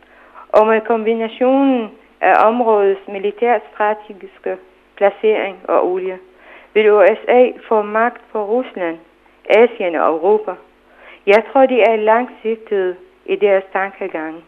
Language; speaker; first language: Danish; non-native, fluent; Arabic